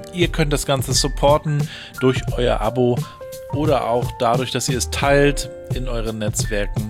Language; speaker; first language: German; native; German